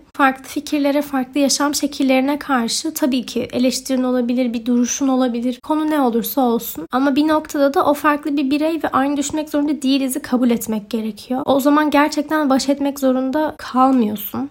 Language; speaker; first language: Turkish; native; Turkish